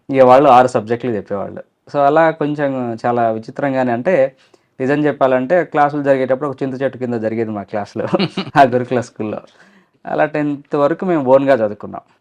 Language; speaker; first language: Telugu; non-native, local second language; Lambadi